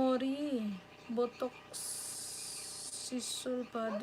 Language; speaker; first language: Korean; non-native, learner; Filipino